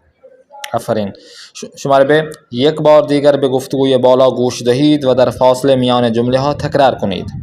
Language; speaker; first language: Persian; non-native, fluent; Urdu